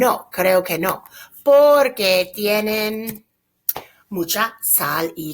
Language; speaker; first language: Spanish; non-native, fluent; English